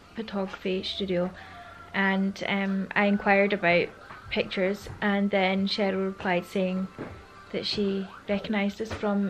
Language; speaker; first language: English; native; English